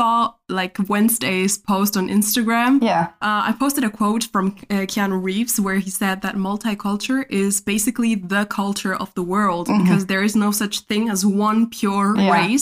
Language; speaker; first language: English; non-native, fluent; Spanish